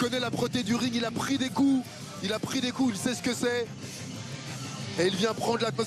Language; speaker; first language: French; native; French